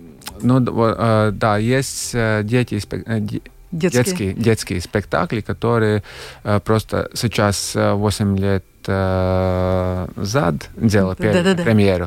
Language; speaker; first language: Russian; non-native, local second language; Latvian